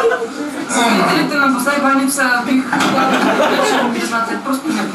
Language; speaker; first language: Bulgarian; native; Bulgarian